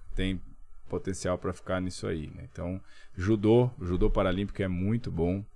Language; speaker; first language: Portuguese; native; Portuguese